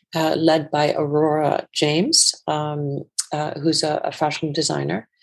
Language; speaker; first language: English; non-native, fluent; Icelandic